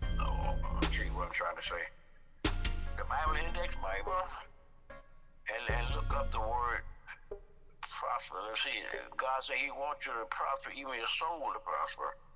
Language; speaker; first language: English; native; English